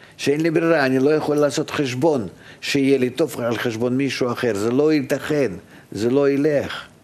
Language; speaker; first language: Hebrew; non-native, fluent; Russian